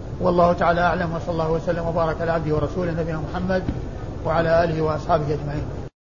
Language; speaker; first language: Arabic; native; Arabic